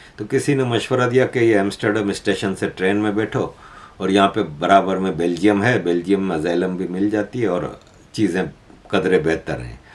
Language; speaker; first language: Urdu; native; Urdu